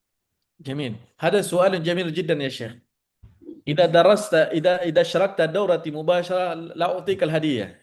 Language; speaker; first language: Arabic; non-native, fluent; Indonesian